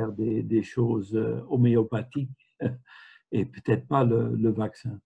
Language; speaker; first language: French; non-native, fluent; Dutch